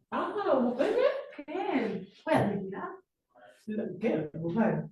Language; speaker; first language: Hebrew; non-native, learner; English